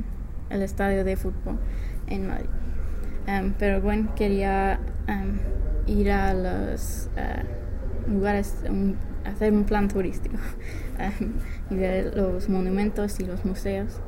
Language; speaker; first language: Spanish; non-native, learner; English